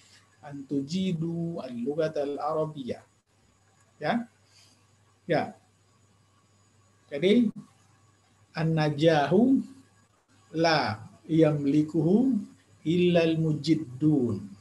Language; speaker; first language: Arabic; non-native, fluent; Indonesian